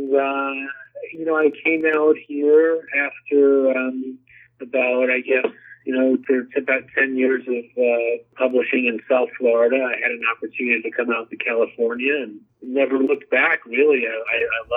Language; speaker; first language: English; native; English